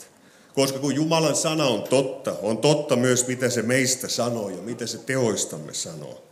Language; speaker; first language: Finnish; native; Finnish